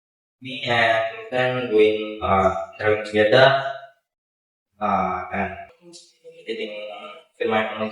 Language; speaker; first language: English; non-native, learner; Indonesian